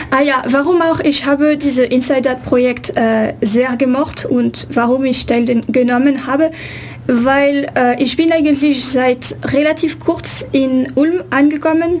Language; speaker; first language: German; non-native, fluent; French